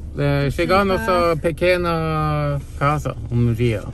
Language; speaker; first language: Portuguese; non-native, learner; Norwegian